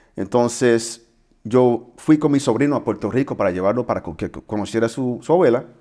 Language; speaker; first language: Spanish; early bilingual, heritage; Spanish